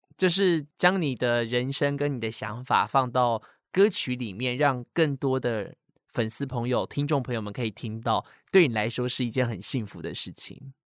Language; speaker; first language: Chinese; native; Chinese